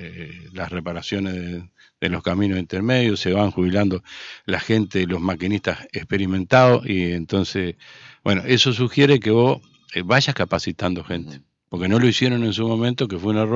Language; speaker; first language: Spanish; native; Spanish